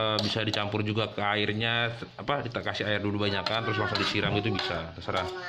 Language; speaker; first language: Indonesian; native; Indonesian